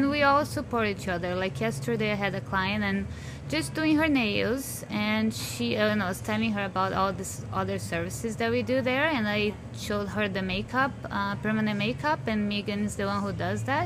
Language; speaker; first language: English; non-native, fluent; Portuguese